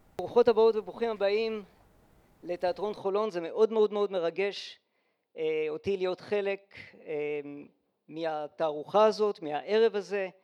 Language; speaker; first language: Hebrew; native; Hebrew